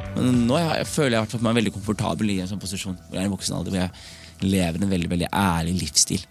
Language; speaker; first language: Norwegian; early bilingual, other home language; Somali